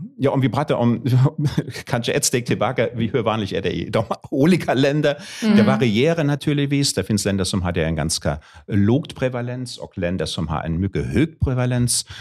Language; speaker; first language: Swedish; non-native, fluent; German